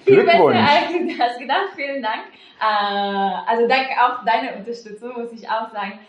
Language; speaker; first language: German; non-native, fluent; Hebrew